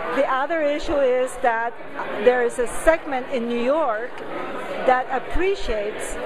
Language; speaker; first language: English; non-native, fluent; Spanish